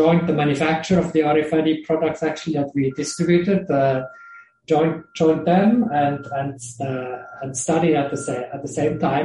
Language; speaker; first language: English; non-native, fluent; Swiss German